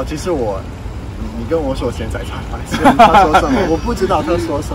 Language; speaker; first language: Chinese; non-native, fluent; English